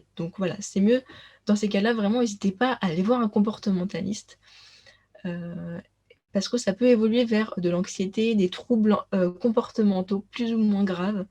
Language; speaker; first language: French; native; French